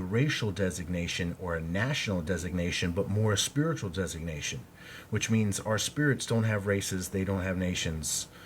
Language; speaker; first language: English; native; English